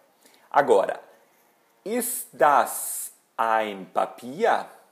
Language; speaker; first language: German; non-native, fluent; Portuguese